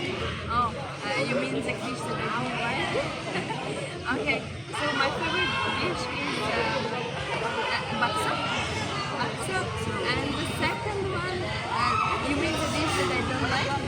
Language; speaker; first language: English; non-native, fluent; Tajik